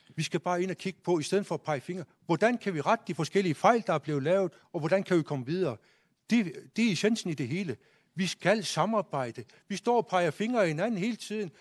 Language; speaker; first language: Danish; non-native, local second language; Kalaallisut